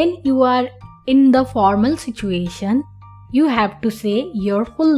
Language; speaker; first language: English; non-native, fluent; Turkish